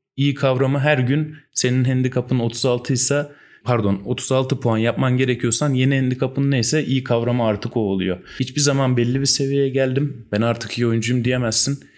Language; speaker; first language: Turkish; native; Turkish